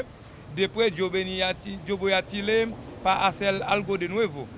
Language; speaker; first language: Spanish; non-native, learner; Haitian Creole